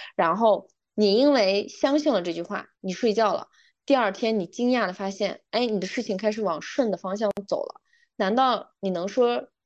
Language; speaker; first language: Chinese; non-native, local second language; Uyghur